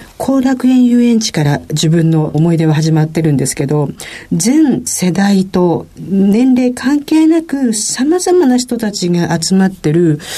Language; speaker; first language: Japanese; native; Japanese